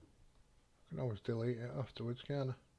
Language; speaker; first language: English; native; English